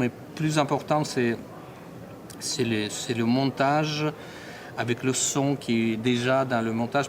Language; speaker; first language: French; non-native, fluent; Russian